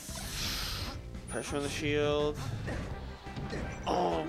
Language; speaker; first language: English; native; English